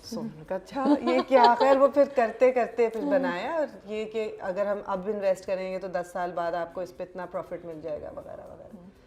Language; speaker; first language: Urdu; native; Urdu